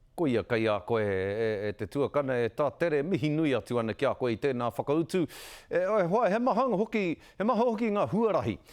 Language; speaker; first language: Māori; non-native, local second language; English